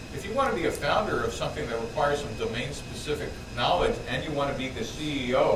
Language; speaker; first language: English; native; English